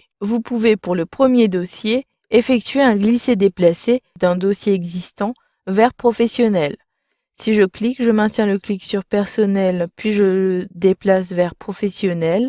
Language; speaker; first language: French; native; French